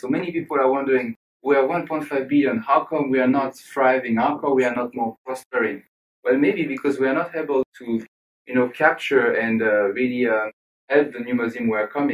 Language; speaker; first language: English; non-native, fluent; French